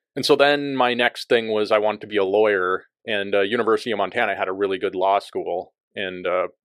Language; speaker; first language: English; native; English